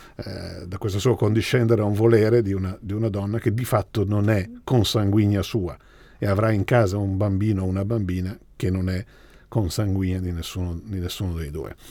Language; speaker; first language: Italian; native; Italian